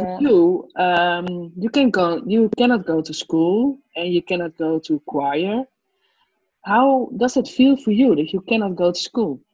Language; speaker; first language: English; non-native, fluent; Dutch